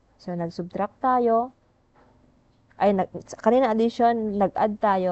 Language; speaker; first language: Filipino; native; Filipino